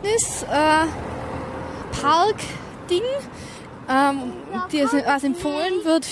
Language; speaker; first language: German; native; German